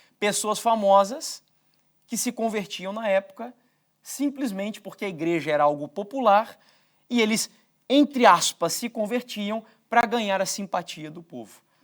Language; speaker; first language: Portuguese; native; Portuguese